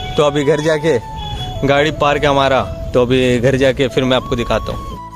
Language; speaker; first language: Hindi; non-native, local second language; Bangla